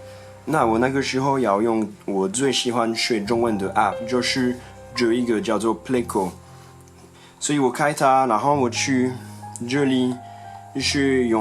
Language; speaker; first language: Chinese; non-native, fluent; French